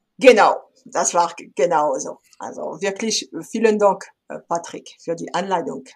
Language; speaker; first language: German; non-native, fluent; French